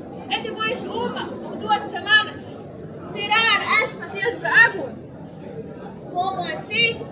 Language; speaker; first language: Portuguese; non-native, fluent; Arabic